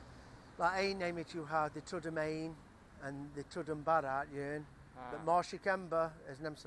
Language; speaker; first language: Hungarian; non-native, learner; English